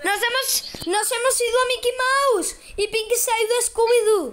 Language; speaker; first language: Spanish; native; Spanish